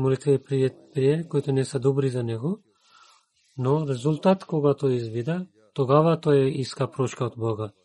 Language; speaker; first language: Bulgarian; non-native, learner; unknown